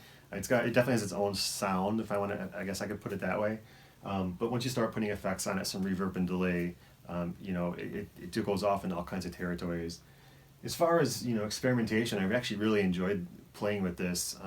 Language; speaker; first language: English; native; English